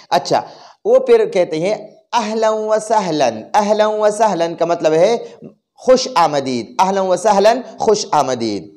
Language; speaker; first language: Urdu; non-native, local second language; Pashto